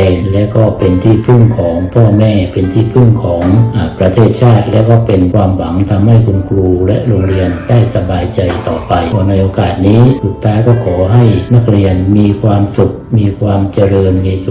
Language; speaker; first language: Thai; native; Thai